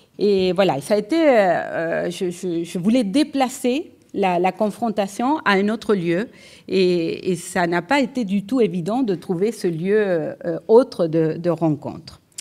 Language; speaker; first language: French; non-native, fluent; Spanish